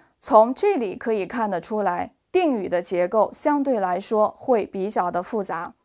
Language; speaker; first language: Chinese; native; Chinese